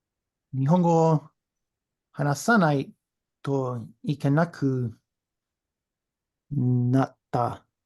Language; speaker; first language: Japanese; non-native, learner; English